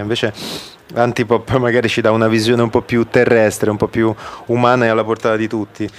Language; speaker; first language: Italian; native; Italian